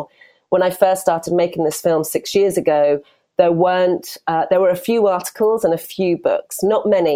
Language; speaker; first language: English; native; English